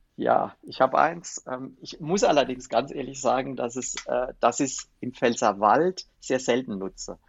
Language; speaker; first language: German; native; German